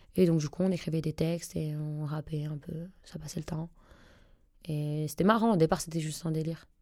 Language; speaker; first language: French; native; French